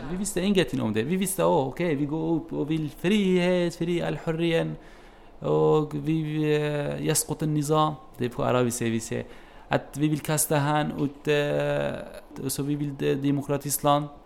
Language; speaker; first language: Norwegian; non-native, learner; Kurdish